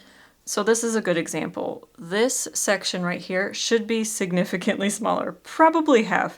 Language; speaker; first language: English; native; English